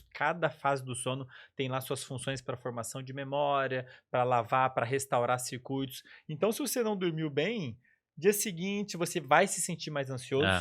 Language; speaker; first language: Portuguese; native; Portuguese